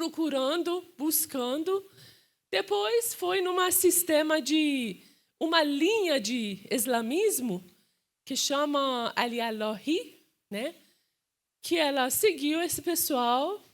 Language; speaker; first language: Portuguese; non-native, fluent; Persian